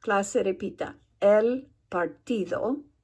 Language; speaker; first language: Spanish; non-native, fluent; English